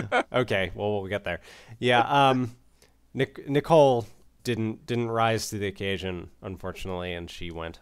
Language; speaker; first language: English; native; English